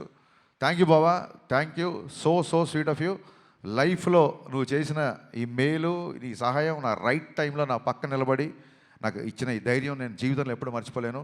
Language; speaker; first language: Telugu; native; Telugu